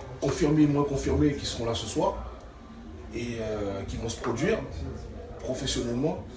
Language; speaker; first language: French; native; French